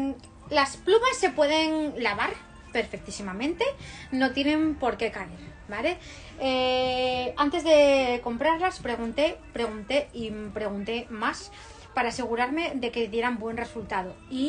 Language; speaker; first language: Spanish; native; Spanish